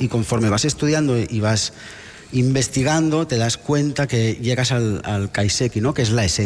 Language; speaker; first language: Spanish; non-native, local second language; Catalan